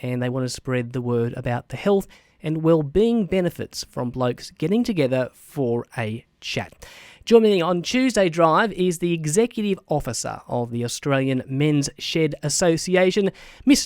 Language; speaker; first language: English; native; English